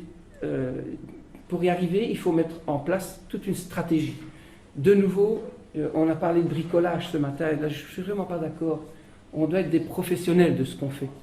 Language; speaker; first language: French; native; French